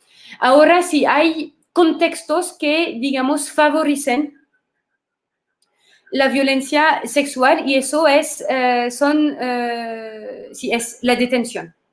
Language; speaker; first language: Spanish; non-native, fluent; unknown